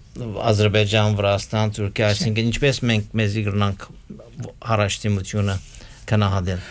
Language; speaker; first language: Armenian; early bilingual, heritage; Armenian